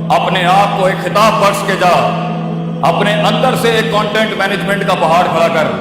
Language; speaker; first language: Urdu; non-native, local second language; Punjabi